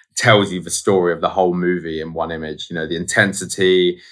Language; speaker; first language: English; native; English